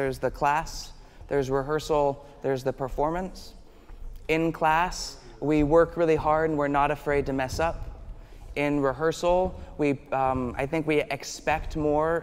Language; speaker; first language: English; native; English